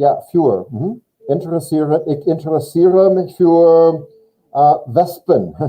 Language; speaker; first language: German; non-native, fluent; English